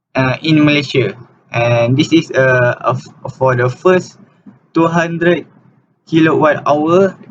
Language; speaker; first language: English; non-native, local second language; Malay